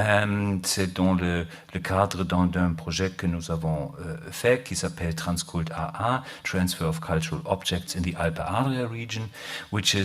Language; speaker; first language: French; non-native, learner; German